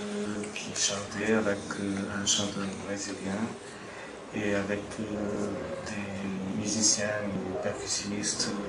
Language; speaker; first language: French; non-native, fluent; Portuguese